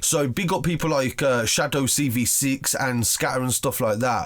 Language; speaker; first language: English; native; English